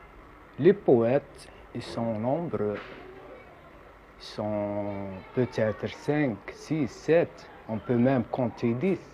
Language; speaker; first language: French; non-native, local second language; Arabic